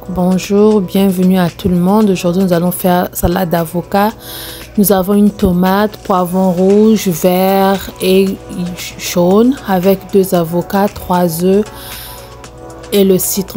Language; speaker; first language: French; non-native, local second language; Lingala